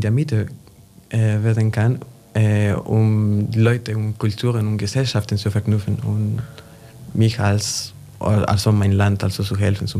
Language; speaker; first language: German; non-native, fluent; Spanish